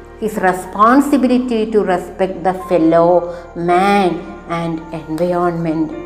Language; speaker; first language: English; non-native, local second language; Malayalam